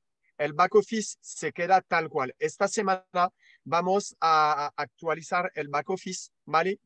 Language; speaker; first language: Spanish; non-native, learner; French